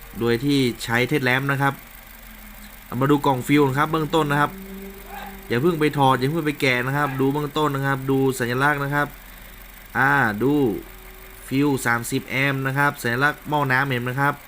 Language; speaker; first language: Thai; native; Thai